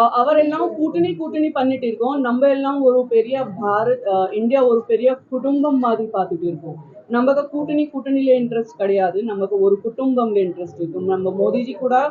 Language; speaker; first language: Tamil; non-native, local second language; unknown